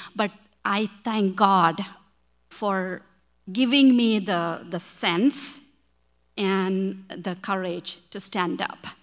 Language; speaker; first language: English; non-native, local second language; Malayalam